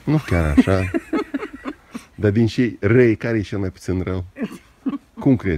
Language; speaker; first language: Romanian; native; Romanian